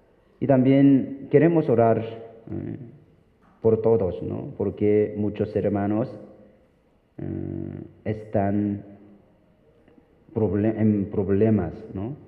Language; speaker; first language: Spanish; non-native, fluent; Korean